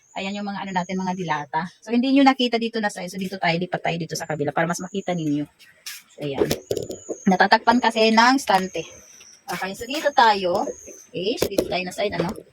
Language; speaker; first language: Filipino; non-native, local second language; Waray